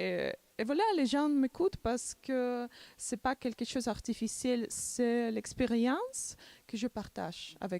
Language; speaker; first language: French; non-native, learner; Macedonian